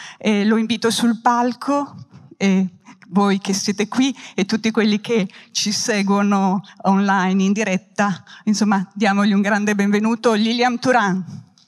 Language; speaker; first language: Italian; native; Italian